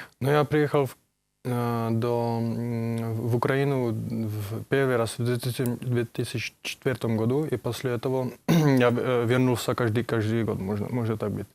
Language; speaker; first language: Russian; non-native, learner; Czech